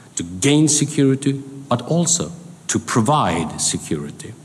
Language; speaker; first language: English; non-native, fluent; Swedish